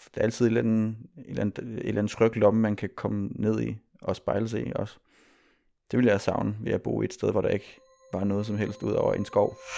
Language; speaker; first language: Danish; native; Danish